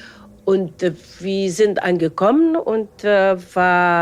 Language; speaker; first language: German; non-native, fluent; Arabic